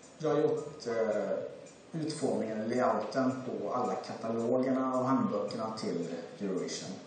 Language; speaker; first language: Swedish; native; Swedish